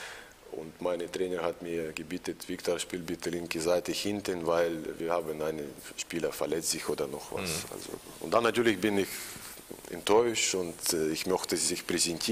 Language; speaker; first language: German; non-native, learner; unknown